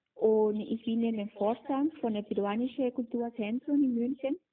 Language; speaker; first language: German; non-native, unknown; Spanish